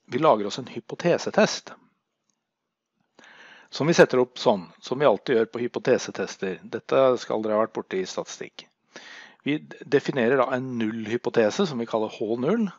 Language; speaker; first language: Norwegian; native; Norwegian